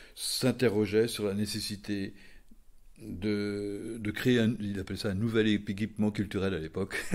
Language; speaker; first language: French; native; French